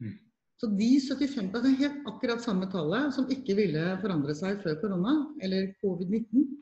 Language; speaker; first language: Norwegian; native; Norwegian